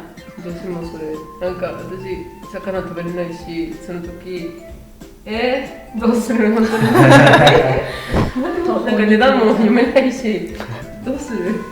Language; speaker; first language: Japanese; non-native, learner; Spanish